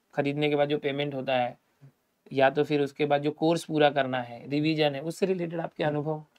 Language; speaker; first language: Hindi; non-native, local second language; Marathi